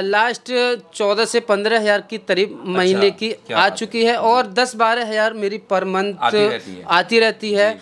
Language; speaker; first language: Hindi; native; Hindi